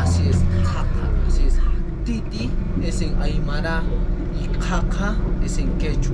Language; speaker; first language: Spanish; non-native, local second language; Aymara